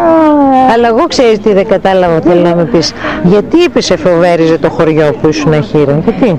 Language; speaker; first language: Greek; native; Greek